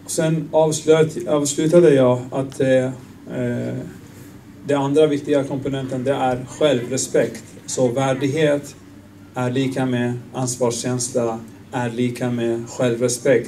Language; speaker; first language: Swedish; non-native, fluent; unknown